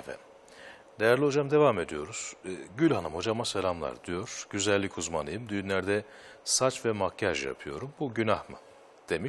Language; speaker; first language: Turkish; native; Turkish